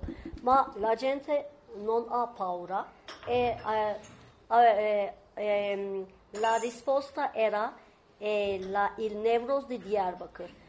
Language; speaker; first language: Italian; non-native, fluent; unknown